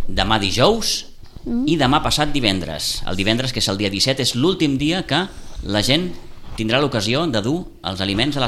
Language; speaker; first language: Catalan; native; Catalan